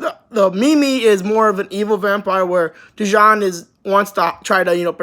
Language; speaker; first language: English; native; English